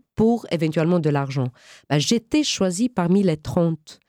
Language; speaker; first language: French; non-native, fluent; Romanian